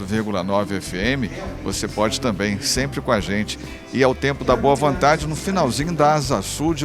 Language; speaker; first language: Portuguese; native; Portuguese